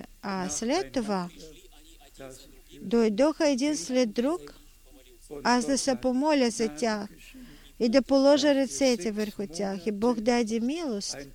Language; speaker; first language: Bulgarian; non-native, fluent; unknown